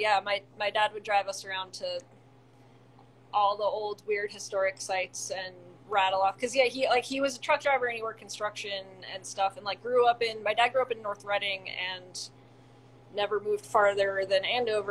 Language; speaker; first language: English; native; English